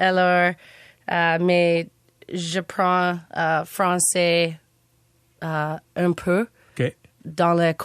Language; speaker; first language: French; non-native, learner; English